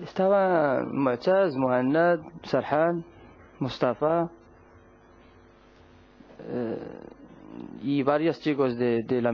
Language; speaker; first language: Spanish; non-native, learner; Arabic